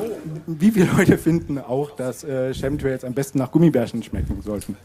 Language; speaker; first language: German; native; German